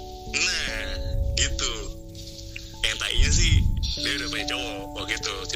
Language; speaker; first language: Indonesian; native; Indonesian